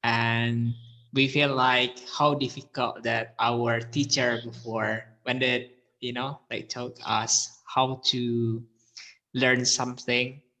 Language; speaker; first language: English; non-native, fluent; Indonesian